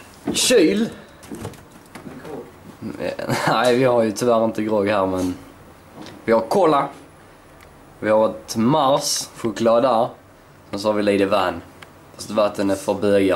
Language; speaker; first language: Swedish; native; Swedish